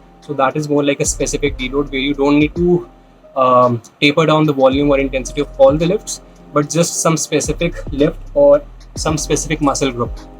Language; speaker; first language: English; non-native, local second language; Hindi